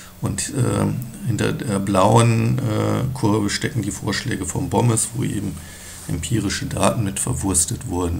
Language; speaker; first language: German; native; German